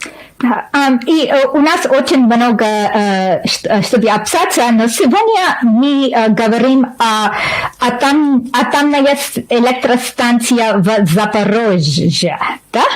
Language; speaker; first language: Russian; non-native, learner; English